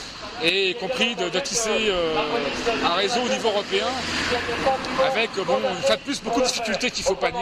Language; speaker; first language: French; native; French